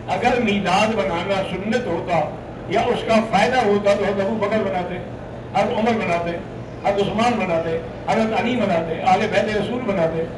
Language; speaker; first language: Urdu; native; Urdu